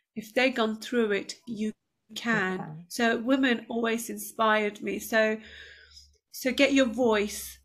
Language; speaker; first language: English; non-native, fluent; Turkish